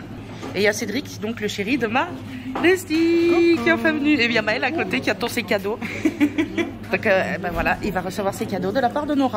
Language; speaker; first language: French; native; French